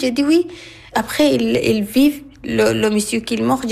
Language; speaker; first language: French; non-native, learner; Arabic